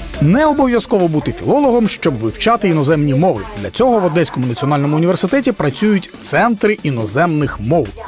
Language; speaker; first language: Ukrainian; native; Ukrainian